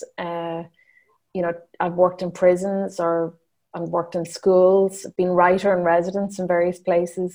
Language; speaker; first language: English; native; English